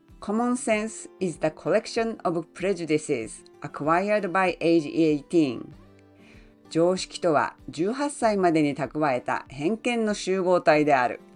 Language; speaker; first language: Japanese; native; Japanese